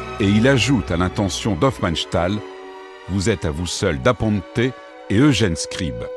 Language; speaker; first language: French; native; French